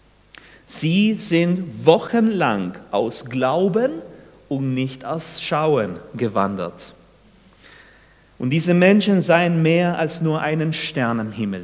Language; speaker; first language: German; non-native, fluent; Spanish